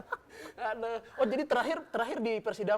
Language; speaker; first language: Indonesian; native; Indonesian